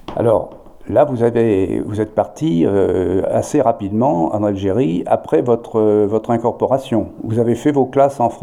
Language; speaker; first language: French; native; French